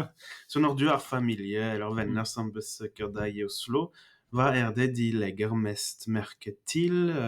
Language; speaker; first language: Norwegian; non-native, fluent; French